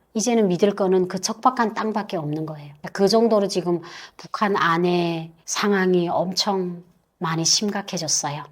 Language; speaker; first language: Korean; native; Korean